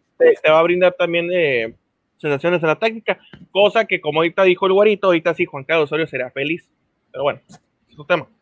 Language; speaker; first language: Spanish; native; Spanish